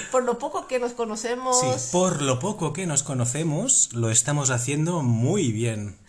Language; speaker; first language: Spanish; native; Spanish